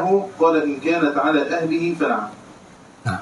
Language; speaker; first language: Arabic; native; Arabic